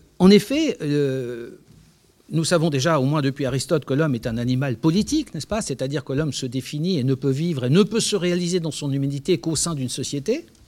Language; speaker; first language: French; native; French